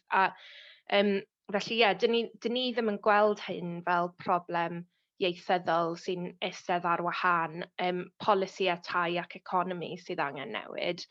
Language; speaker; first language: Welsh; native; Welsh